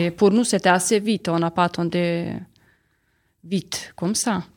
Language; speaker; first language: French; non-native, learner; Serbian